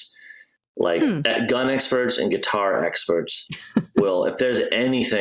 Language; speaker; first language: English; native; English